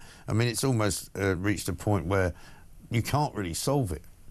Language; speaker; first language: English; native; English